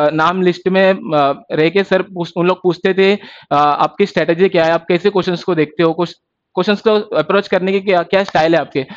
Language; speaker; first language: Hindi; non-native, local second language; Marathi